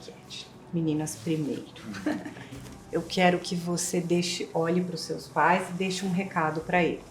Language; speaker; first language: Portuguese; native; Portuguese